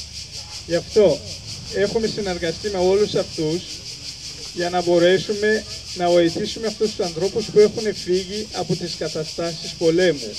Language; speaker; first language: Greek; non-native, fluent; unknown